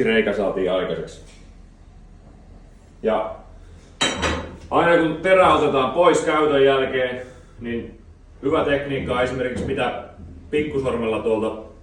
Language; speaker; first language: Finnish; native; Finnish